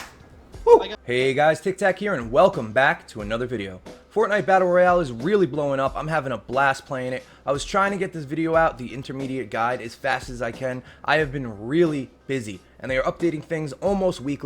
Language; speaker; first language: English; native; English